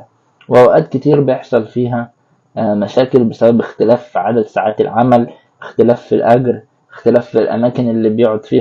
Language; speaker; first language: Arabic; native; Arabic